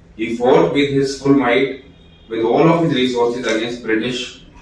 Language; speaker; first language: English; non-native, local second language; Hindi